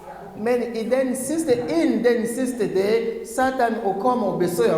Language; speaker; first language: Danish; non-native, learner; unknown